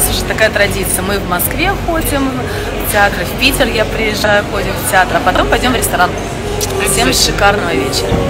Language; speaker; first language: Russian; native; Russian